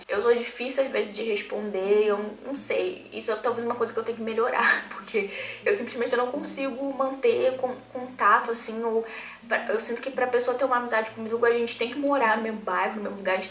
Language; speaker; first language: Portuguese; native; Portuguese